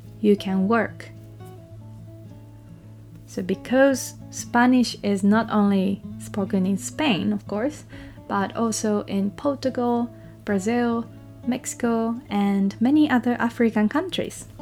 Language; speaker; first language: English; non-native, fluent; Japanese